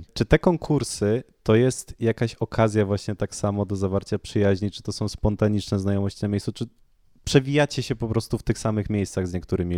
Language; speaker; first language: Polish; native; Polish